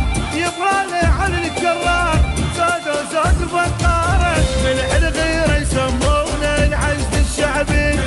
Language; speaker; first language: Arabic; native; Arabic